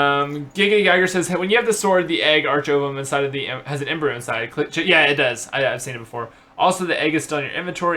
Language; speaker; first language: English; native; English